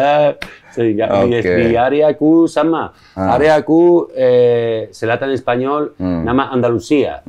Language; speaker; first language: Indonesian; non-native, learner; Spanish